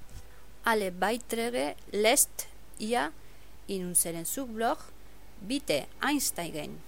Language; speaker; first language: German; non-native, fluent; Spanish